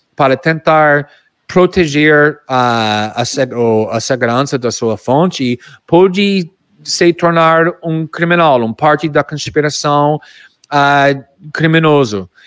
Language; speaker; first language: Portuguese; non-native, fluent; English